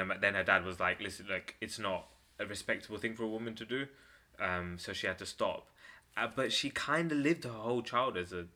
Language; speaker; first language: English; native; English